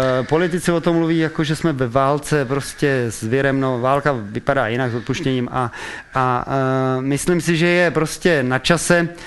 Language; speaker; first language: Czech; native; Czech